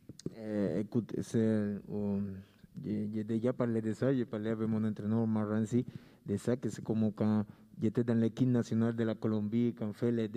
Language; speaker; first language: French; non-native, learner; Spanish